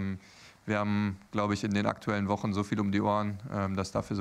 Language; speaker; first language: German; native; German